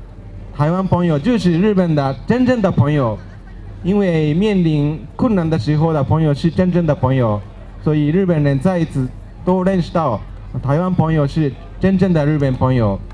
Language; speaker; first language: Chinese; non-native, fluent; Japanese